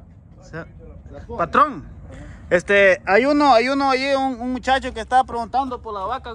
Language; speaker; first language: Spanish; native; Spanish